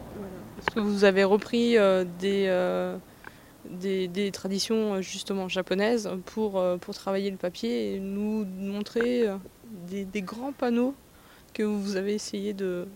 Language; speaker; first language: French; native; French